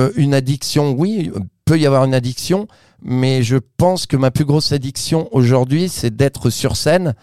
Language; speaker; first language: French; native; French